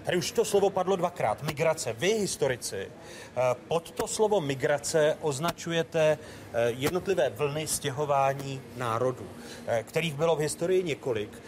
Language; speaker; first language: Czech; native; Czech